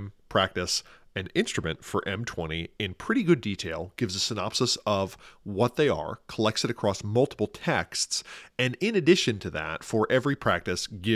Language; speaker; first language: English; native; English